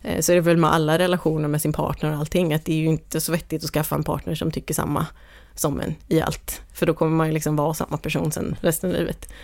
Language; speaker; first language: Swedish; native; Swedish